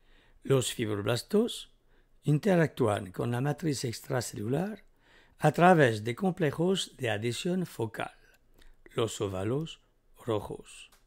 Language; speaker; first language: Spanish; native; Spanish